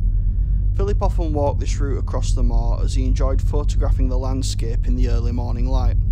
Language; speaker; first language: English; native; English